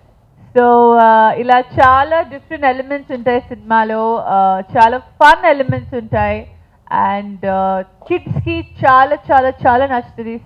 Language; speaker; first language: Telugu; non-native, fluent; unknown